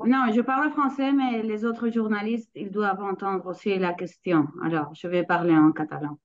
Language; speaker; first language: French; non-native, fluent; Catalan